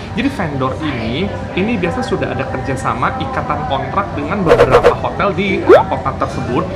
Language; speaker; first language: Indonesian; native; Indonesian